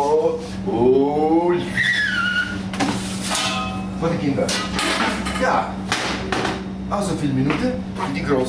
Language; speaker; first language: German; non-native, fluent; Italian